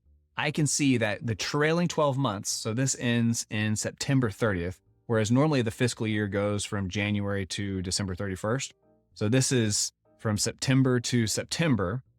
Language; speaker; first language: English; native; English